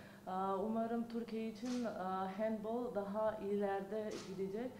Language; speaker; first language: Turkish; non-native, learner; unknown